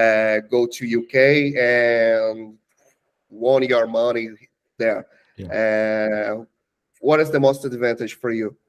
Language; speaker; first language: English; non-native, learner; Portuguese